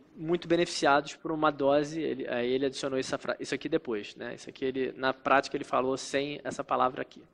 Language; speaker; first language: Portuguese; native; Portuguese